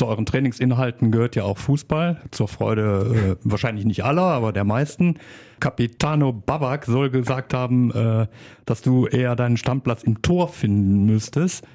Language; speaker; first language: German; native; German